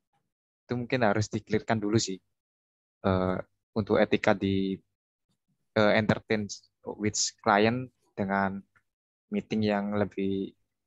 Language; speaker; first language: Indonesian; native; Indonesian